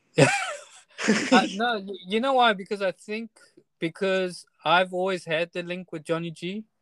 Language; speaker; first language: English; non-native, fluent; Chinese